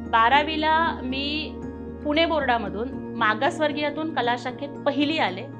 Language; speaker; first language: Marathi; non-native, local second language; Telugu